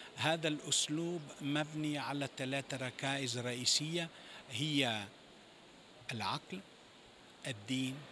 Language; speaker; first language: Arabic; non-native, fluent; Italian